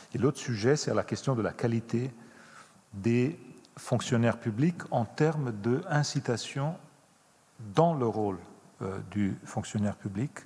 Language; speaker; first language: French; non-native, fluent; Italian